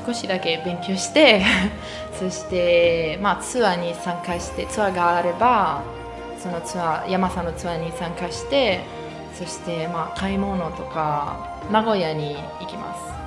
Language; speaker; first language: Japanese; non-native, fluent; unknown